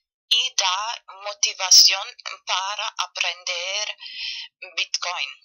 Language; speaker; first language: Spanish; non-native, fluent; German